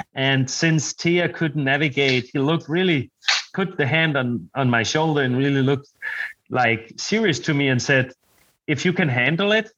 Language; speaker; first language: English; non-native, fluent; Danish